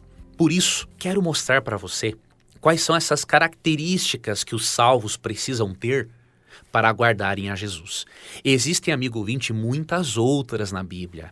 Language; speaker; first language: Portuguese; native; Portuguese